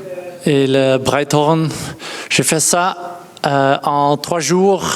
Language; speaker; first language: French; non-native, learner; Dutch